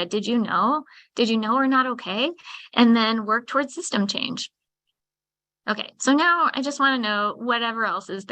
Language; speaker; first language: English; native; English